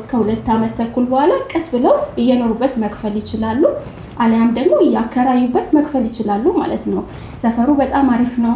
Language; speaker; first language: Amharic; native; Amharic